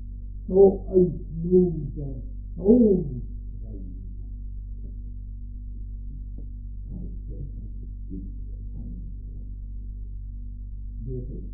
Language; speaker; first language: German; native; German